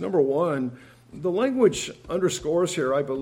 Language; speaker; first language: English; native; English